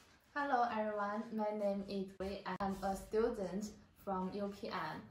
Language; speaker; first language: English; non-native, learner; Chinese